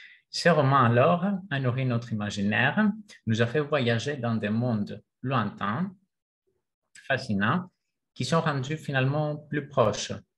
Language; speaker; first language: French; non-native, fluent; Greek